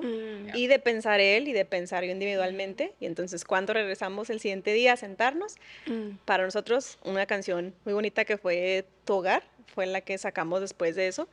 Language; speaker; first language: Spanish; native; Spanish